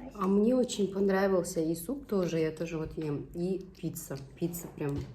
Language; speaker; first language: Russian; non-native, local second language; Tatar